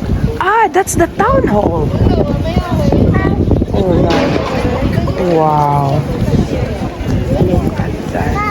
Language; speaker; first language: English; non-native, local second language; Filipino